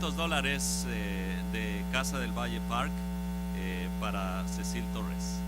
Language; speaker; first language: Spanish; native; Spanish